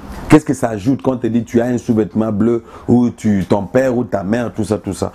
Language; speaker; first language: French; non-native, local second language; Lingala